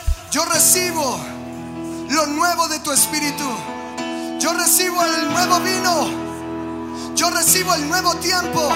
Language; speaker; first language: Spanish; native; Spanish